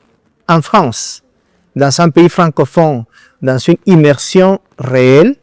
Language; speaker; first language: French; non-native, fluent; Spanish